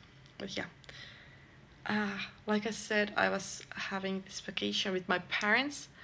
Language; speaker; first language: English; non-native, fluent; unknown